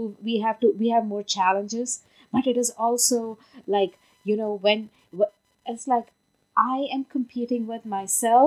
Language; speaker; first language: English; non-native, local second language; Tamil